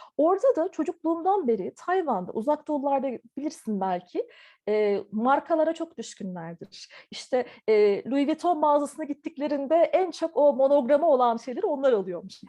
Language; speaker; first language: Turkish; native; Turkish